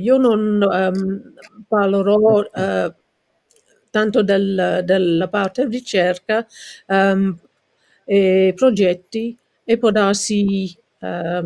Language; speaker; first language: Italian; non-native, learner; English